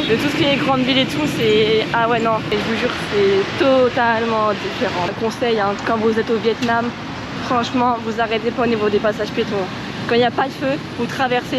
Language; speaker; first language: French; native; French